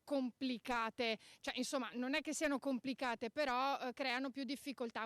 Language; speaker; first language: Italian; native; Italian